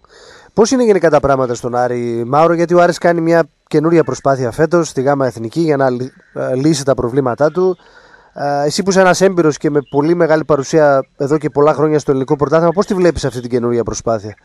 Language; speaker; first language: Greek; native; Greek